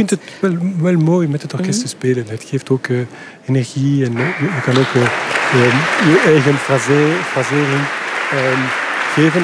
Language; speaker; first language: Dutch; non-native, local second language; French